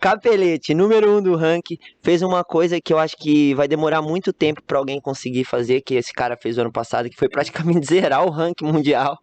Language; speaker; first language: Portuguese; native; Portuguese